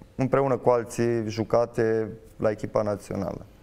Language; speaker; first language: Romanian; native; Romanian